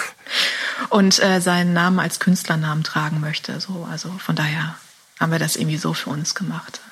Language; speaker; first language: German; native; German